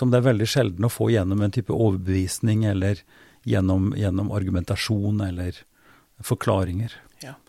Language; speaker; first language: Norwegian; native; Norwegian